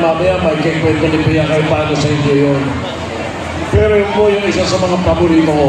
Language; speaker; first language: Filipino; native; Filipino